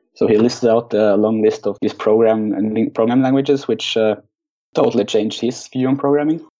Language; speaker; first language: English; non-native, fluent; Norwegian